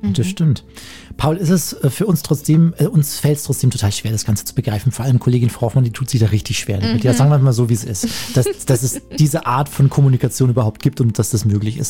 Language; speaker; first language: German; native; German